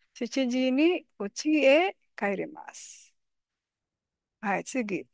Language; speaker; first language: Japanese; non-native, fluent; Filipino